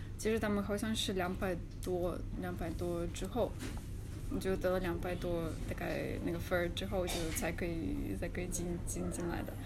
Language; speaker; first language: Chinese; non-native, fluent; Russian